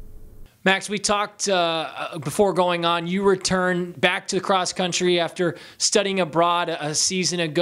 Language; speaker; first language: English; native; English